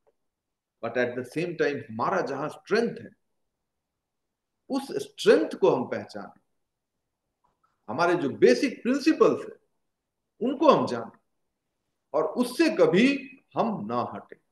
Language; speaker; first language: Hindi; native; Hindi